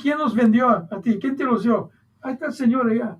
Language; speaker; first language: Spanish; early bilingual, other home language; English